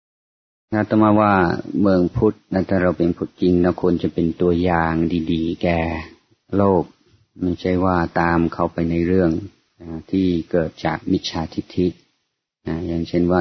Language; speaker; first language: Thai; non-native, fluent; English